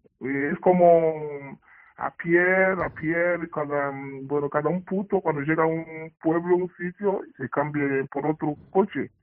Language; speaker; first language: Spanish; non-native, learner; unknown